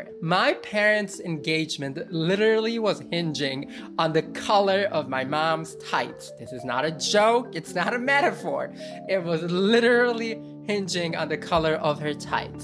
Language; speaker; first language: English; early bilingual, other home language; Yiddish